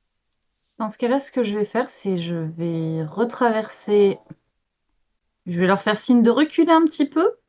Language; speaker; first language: French; native; French